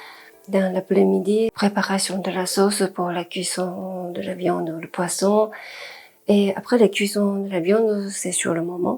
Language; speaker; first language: French; non-native, fluent; Japanese